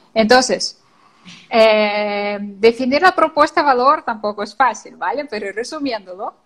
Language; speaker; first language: Spanish; non-native, fluent; Ukrainian